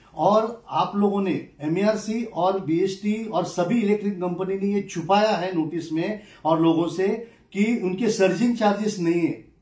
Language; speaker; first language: Hindi; non-native, local second language; Marathi